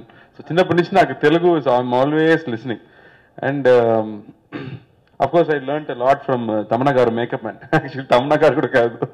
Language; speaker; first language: Telugu; non-native, learner; Tamil